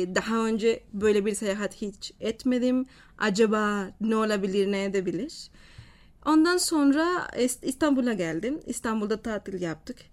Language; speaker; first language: Turkish; non-native, fluent; Spanish